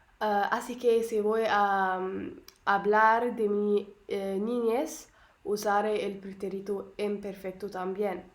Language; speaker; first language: Spanish; non-native, learner; Arabic